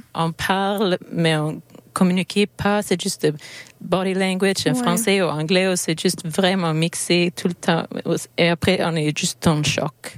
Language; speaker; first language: French; non-native, learner; Swedish